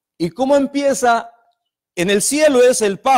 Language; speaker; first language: Spanish; native; Spanish